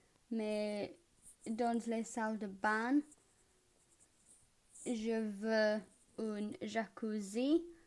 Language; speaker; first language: French; non-native, learner; English